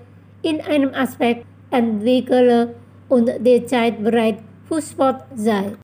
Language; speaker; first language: German; non-native, fluent; Indonesian